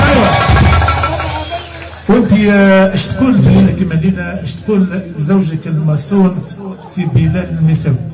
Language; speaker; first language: Arabic; native; Arabic